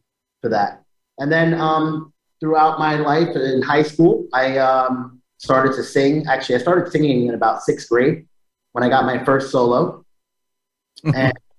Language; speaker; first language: English; native; English